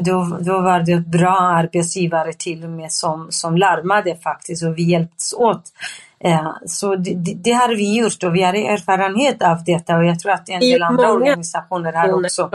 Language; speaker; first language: Swedish; non-native, fluent; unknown